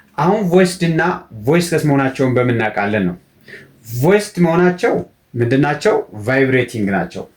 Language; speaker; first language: Amharic; native; Amharic